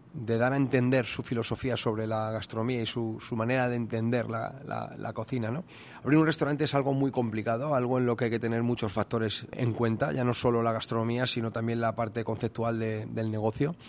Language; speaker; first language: Spanish; native; Spanish